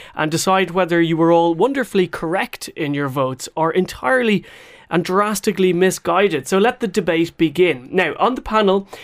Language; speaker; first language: English; native; English